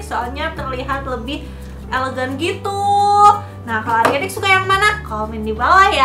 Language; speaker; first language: Indonesian; native; Indonesian